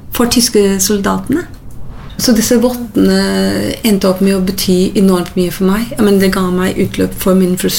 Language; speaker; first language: Norwegian; non-native, fluent; English